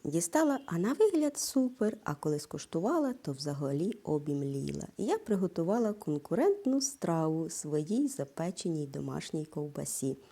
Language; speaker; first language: Ukrainian; native; Ukrainian